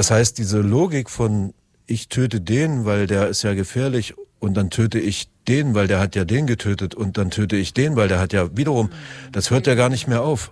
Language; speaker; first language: German; native; German